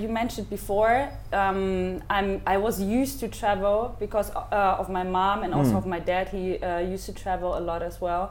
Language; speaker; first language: English; non-native, fluent; German